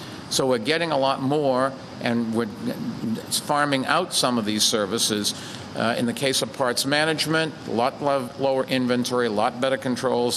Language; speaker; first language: English; native; English